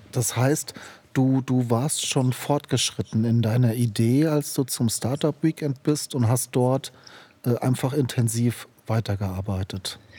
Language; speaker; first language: German; native; German